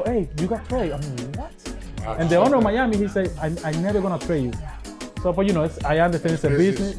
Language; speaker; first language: English; non-native, fluent; Spanish